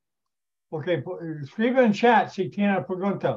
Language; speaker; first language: Spanish; non-native, learner; English